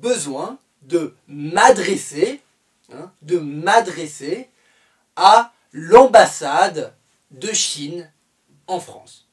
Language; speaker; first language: French; native; French